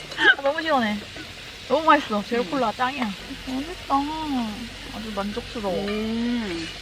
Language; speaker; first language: Korean; native; Korean